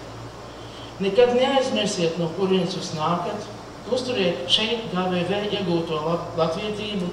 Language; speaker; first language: Latvian; early bilingual, heritage; Latvian